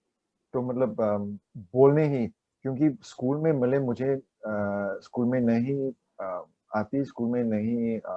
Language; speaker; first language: Hindi; non-native, learner; Chinese